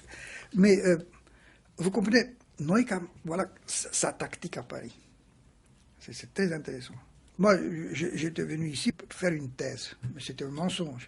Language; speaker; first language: French; non-native, fluent; Romanian